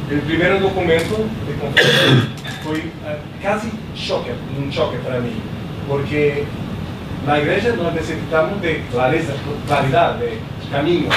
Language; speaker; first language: Spanish; non-native, learner; Portuguese